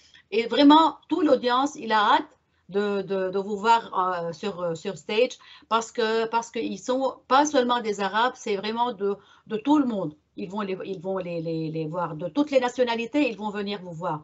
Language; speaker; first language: French; non-native, local second language; Arabic